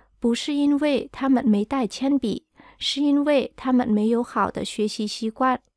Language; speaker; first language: Chinese; non-native, fluent; Vietnamese